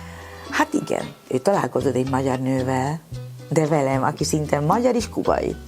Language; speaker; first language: Hungarian; non-native, fluent; Spanish